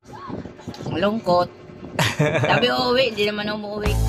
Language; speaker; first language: Filipino; non-native, local second language; Bikol